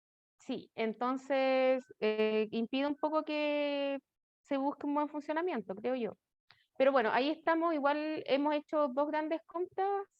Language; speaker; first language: Spanish; native; Spanish